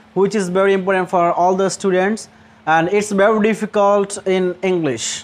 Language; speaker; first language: English; non-native, local second language; Bangla